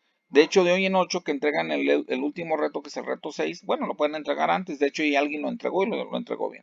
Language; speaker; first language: Spanish; native; Spanish